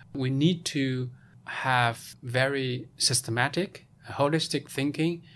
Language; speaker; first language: English; non-native, fluent; Chinese